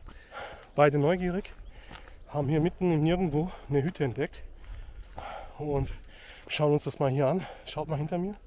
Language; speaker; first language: German; native; German